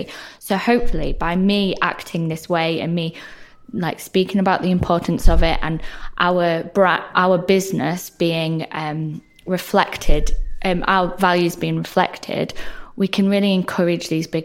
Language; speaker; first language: English; native; English